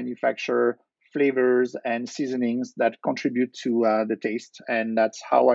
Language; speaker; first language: English; non-native, fluent; French